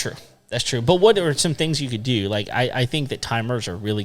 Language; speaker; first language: English; native; English